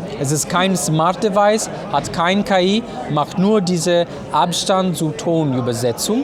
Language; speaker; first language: German; non-native, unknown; Italian